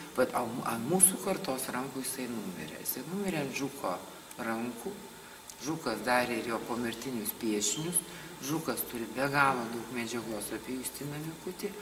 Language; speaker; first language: Lithuanian; native; Lithuanian